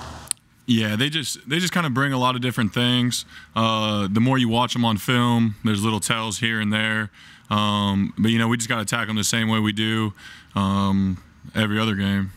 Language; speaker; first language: English; native; English